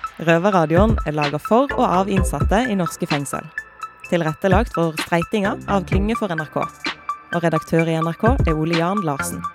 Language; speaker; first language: Norwegian; native; Norwegian